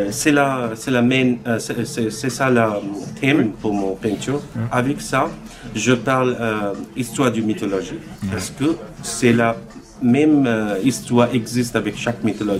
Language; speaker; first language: French; non-native, learner; Bangla